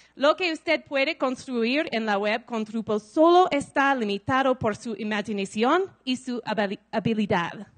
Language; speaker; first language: Spanish; non-native, learner; English